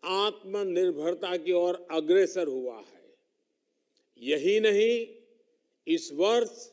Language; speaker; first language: Hindi; non-native, local second language; Gujarati